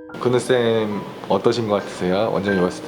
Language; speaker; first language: Korean; native; Korean